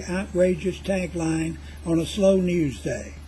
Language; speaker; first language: English; native; English